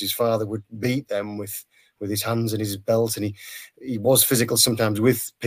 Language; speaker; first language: English; native; English